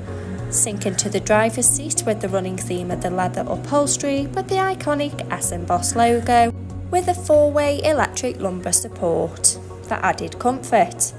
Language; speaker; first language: English; native; English